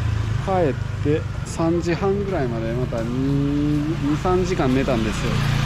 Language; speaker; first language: Japanese; native; Japanese